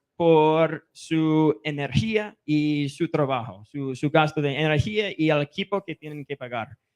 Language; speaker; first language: Spanish; non-native, fluent; English